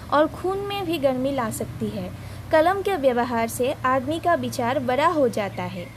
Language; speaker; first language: Hindi; non-native, local second language; Assamese